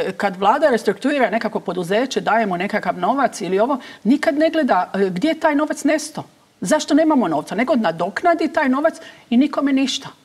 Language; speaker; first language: Croatian; early bilingual, heritage; Croatian